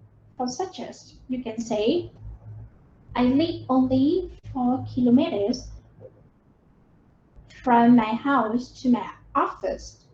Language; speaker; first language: English; non-native, fluent; Vietnamese